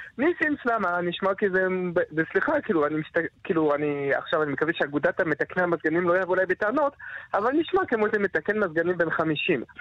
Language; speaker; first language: Hebrew; non-native, fluent; French